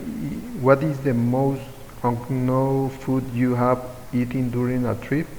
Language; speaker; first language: English; non-native, learner; Spanish